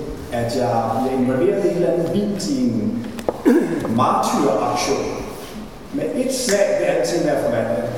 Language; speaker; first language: Danish; native; Danish